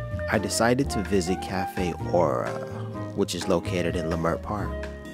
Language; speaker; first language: English; native; English